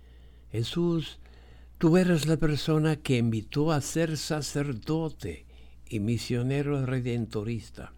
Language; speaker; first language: Spanish; non-native, fluent; English